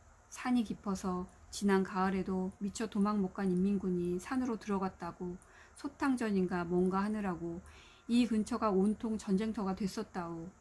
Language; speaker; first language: Korean; native; Korean